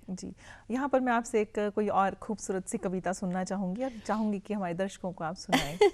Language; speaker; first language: Hindi; native; Hindi